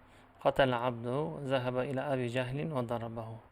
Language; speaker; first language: Arabic; non-native, fluent; Uzbek